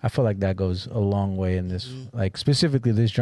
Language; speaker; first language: English; native; English